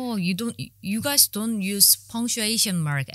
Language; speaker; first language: English; non-native, learner; Korean